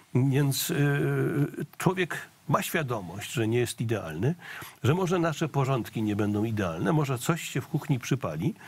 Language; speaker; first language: Polish; native; Polish